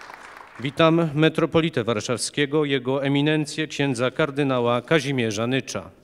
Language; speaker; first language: Polish; native; Polish